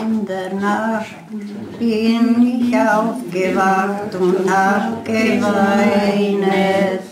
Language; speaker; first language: German; native; German